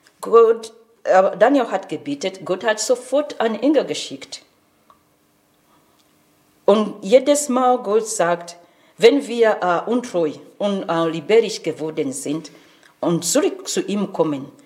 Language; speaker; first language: German; non-native, fluent; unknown